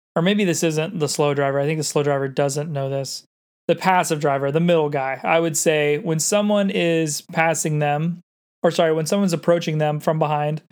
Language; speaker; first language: English; native; English